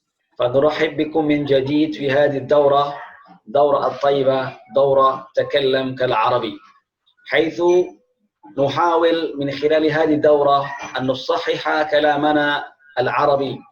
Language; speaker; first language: Arabic; non-native, fluent; Indonesian